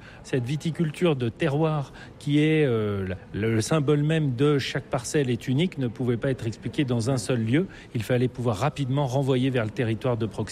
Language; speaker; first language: French; native; French